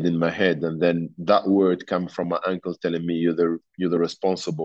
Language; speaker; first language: English; non-native, fluent; Arabic